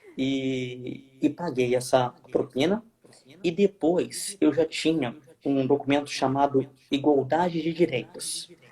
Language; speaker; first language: Portuguese; native; Portuguese